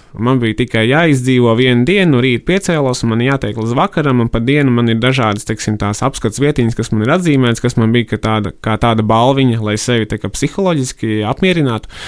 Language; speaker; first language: Latvian; native; Latvian